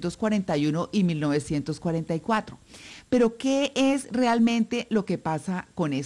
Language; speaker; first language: Spanish; native; Spanish